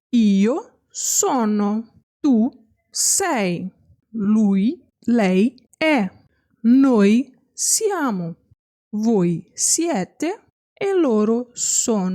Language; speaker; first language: Italian; non-native, fluent; Portuguese